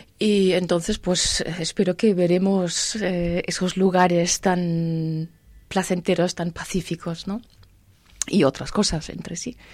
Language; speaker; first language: Spanish; non-native, fluent; German